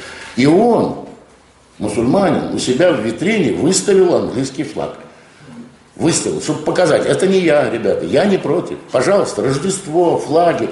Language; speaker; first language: Russian; native; Russian